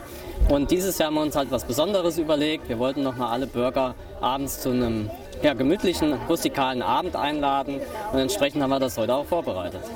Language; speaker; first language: German; native; German